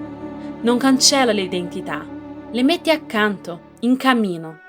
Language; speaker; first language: Italian; native; Italian